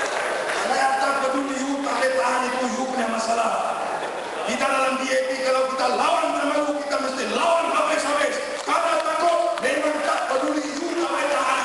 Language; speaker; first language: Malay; non-native, local second language; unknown